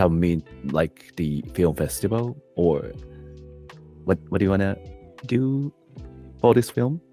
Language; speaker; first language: English; non-native, learner; Japanese